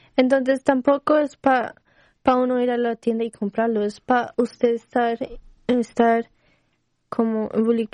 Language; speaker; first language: Spanish; early bilingual, heritage; Spanish